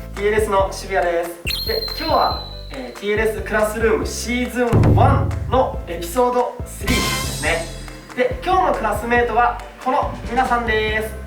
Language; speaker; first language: Japanese; native; Japanese